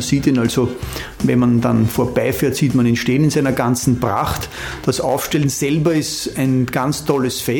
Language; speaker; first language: German; native; German